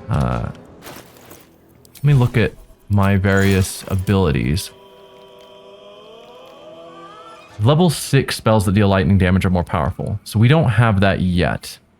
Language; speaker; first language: English; native; English